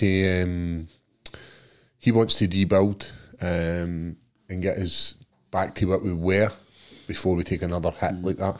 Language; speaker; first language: English; native; English